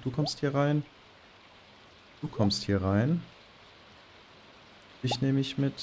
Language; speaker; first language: German; native; German